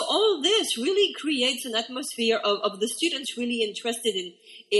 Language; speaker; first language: English; non-native, fluent; French